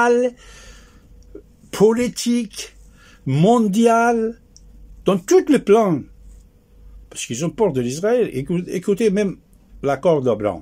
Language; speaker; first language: French; non-native, fluent; Persian